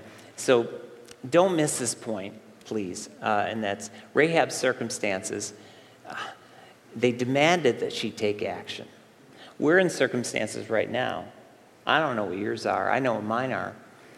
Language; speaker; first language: English; native; English